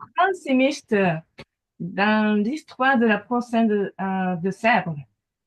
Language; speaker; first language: French; non-native, fluent; Japanese